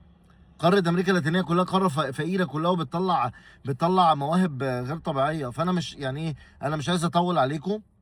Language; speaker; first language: Arabic; native; Arabic